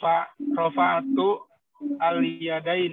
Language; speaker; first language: Arabic; non-native, learner; Indonesian